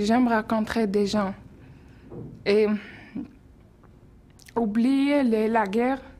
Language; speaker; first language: French; non-native, learner; Persian